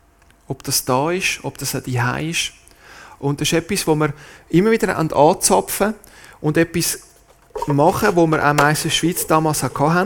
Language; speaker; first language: German; native; German